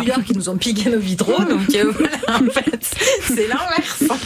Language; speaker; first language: French; native; French